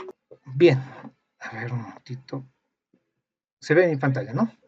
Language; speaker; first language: Spanish; native; Spanish